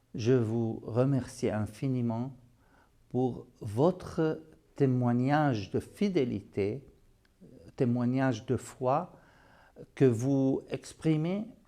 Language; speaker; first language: French; non-native, fluent; Arabic